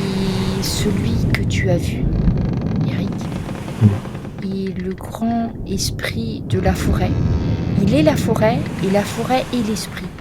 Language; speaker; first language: French; native; French